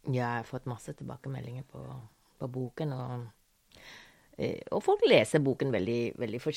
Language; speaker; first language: Norwegian; non-native, fluent; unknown